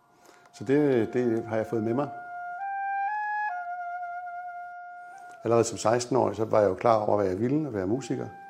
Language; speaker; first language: Danish; native; Danish